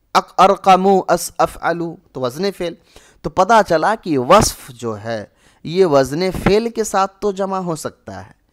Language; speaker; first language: Hindi; native; Hindi